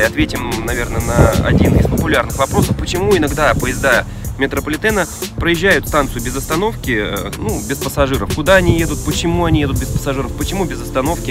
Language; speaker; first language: Russian; native; Russian